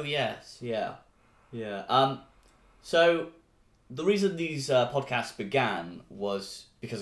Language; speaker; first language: English; native; English